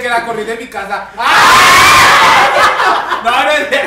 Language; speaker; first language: Spanish; native; Spanish